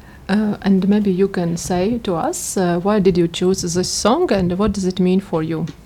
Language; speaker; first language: English; non-native, learner; Latvian